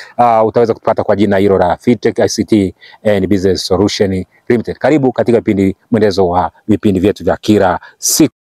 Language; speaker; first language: Swahili; native; Swahili